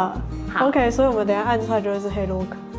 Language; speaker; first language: Chinese; native; Chinese